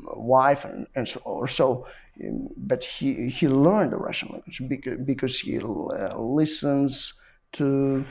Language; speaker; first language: English; non-native, learner; Kazakh